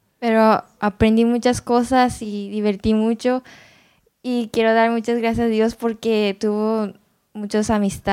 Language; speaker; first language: Spanish; non-native, learner; Japanese